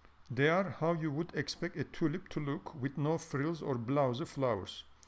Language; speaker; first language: English; non-native, fluent; Turkish